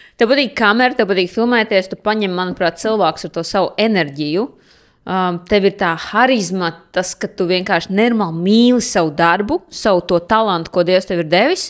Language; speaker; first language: Latvian; native; Latvian